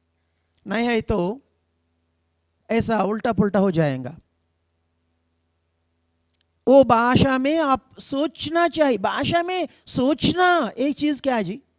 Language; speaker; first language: Hindi; non-native, local second language; Telugu